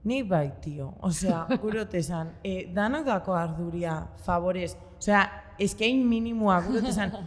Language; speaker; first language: Basque; native; Basque